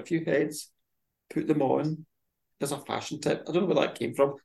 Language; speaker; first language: English; native; English